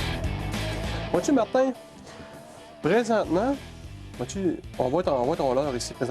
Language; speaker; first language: French; native; French